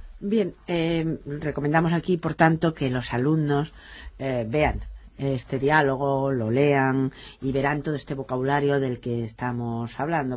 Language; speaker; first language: Spanish; native; Spanish